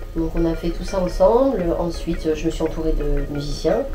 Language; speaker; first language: French; native; French